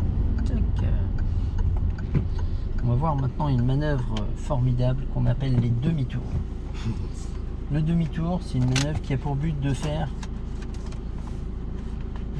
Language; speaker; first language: French; native; French